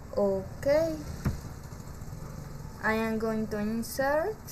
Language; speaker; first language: English; non-native, learner; Spanish